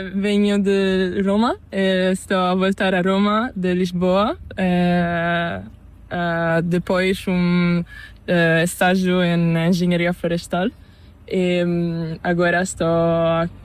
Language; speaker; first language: Spanish; non-native, learner; Portuguese